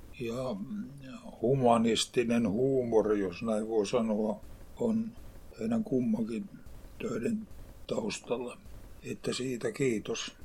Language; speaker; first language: Finnish; native; Finnish